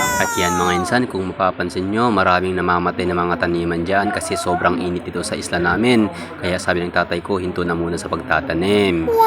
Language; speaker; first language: Filipino; non-native, local second language; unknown